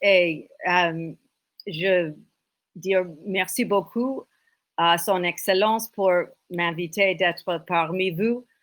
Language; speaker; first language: French; non-native, learner; English